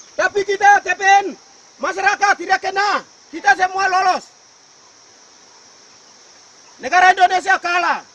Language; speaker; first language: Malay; non-native, local second language; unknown